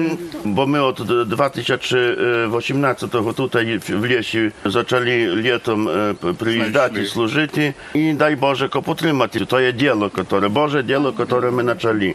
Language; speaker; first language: Polish; non-native, local second language; Ukrainian